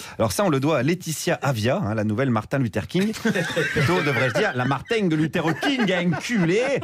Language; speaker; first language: French; native; French